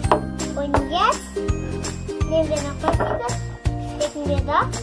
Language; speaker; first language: German; early bilingual, other home language; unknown